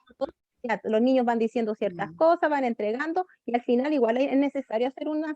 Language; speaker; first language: Spanish; native; Spanish